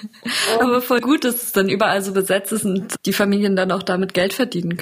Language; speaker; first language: German; native; German